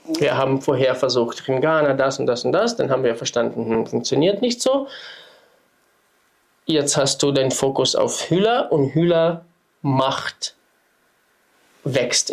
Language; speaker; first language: German; non-native, fluent; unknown